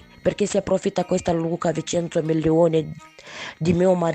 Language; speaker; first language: Italian; non-native, learner; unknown